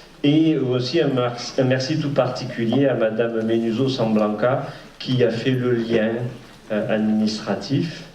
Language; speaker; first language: French; native; French